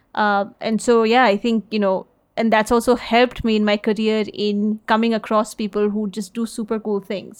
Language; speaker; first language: English; native; English